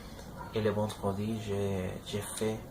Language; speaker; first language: French; non-native, learner; Spanish